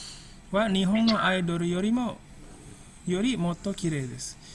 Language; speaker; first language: Japanese; non-native, fluent; Indonesian